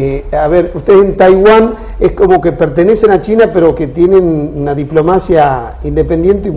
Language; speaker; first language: Spanish; native; Spanish